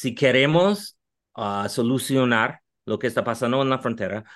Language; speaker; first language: Spanish; non-native, fluent; English